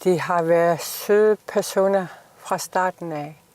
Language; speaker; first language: Danish; non-native, local second language; Kalaallisut